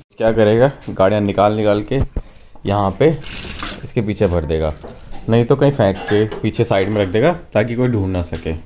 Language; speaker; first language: Hindi; native; Hindi